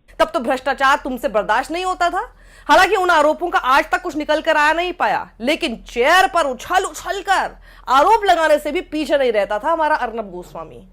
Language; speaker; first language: Hindi; native; Hindi